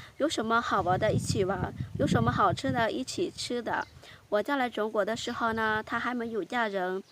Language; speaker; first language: Chinese; non-native, fluent; Lao